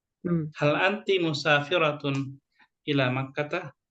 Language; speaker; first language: Arabic; non-native, fluent; Indonesian